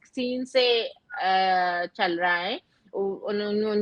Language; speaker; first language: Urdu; non-native, fluent; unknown